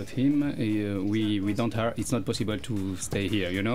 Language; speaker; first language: English; non-native, learner; French